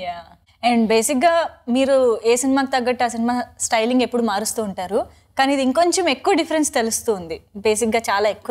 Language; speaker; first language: Telugu; native; Telugu